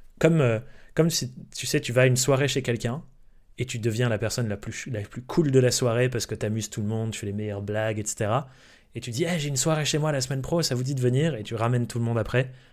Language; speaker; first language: French; early bilingual, other home language; English